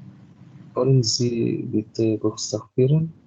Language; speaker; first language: German; non-native, learner; Indonesian